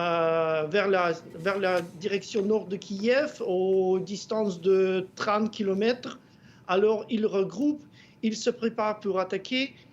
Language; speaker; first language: French; non-native, fluent; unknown